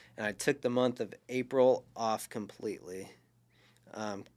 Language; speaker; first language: English; native; English